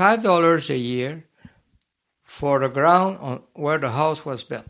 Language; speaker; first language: English; native; English